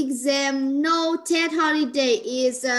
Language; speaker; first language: English; non-native, learner; Vietnamese